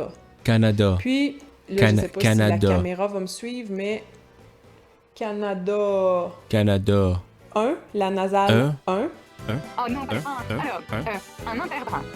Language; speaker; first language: French; native; French